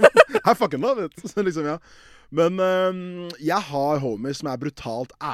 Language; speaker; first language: Norwegian; native; Norwegian